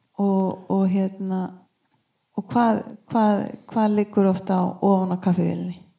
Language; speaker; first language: Icelandic; non-native, fluent; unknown